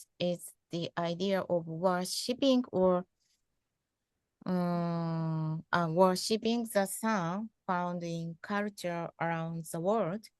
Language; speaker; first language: English; non-native, fluent; Japanese